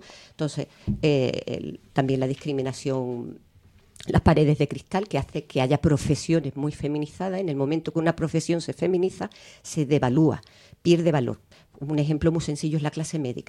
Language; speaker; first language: Spanish; native; Spanish